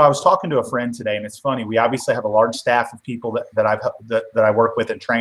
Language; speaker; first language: English; native; English